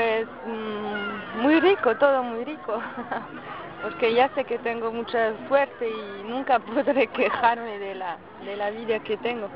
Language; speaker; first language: Spanish; non-native, fluent; French